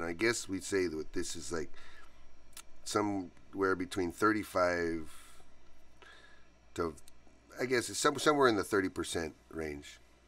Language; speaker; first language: English; early bilingual, other home language; Spanish